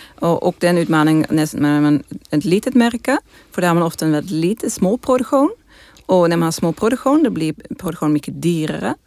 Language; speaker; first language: Swedish; non-native, fluent; Dutch